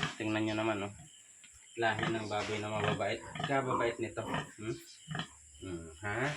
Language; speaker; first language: Filipino; native; Filipino